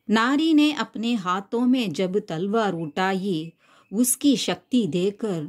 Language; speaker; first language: Hindi; non-native, local second language; Tamil